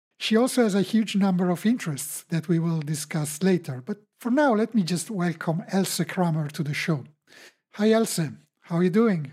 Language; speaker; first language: English; non-native, fluent; Italian